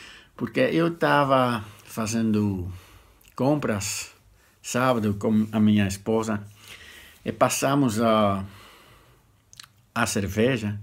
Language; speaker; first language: Portuguese; non-native, fluent; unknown